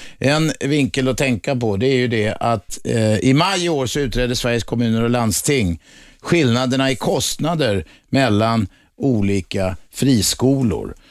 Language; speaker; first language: Swedish; native; Swedish